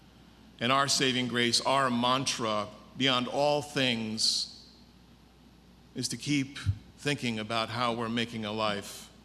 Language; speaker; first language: English; native; English